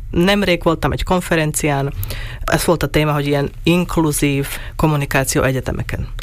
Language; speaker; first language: Hungarian; non-native, local second language; Slovak